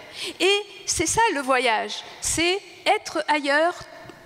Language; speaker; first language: French; non-native, local second language; Arabic